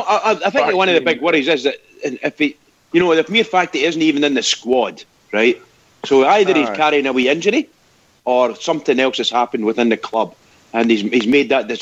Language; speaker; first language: English; native; English